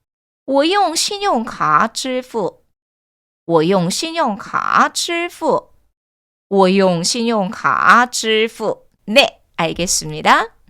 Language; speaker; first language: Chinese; non-native, fluent; Korean